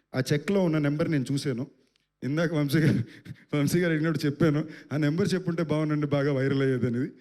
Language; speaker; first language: Telugu; native; Telugu